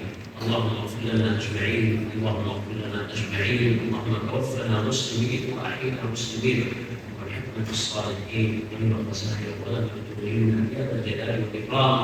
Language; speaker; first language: Arabic; native; Arabic